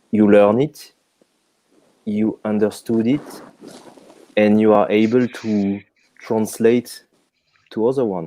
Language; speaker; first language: English; non-native, fluent; French